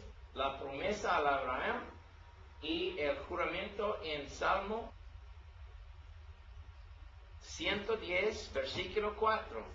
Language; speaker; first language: Spanish; non-native, learner; English